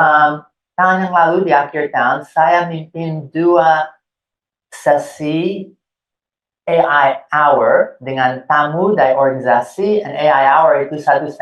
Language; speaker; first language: Indonesian; non-native, fluent; English